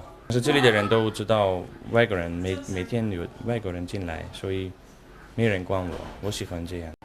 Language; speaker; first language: Chinese; non-native, fluent; Dutch